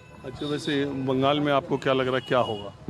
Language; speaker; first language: Hindi; native; Hindi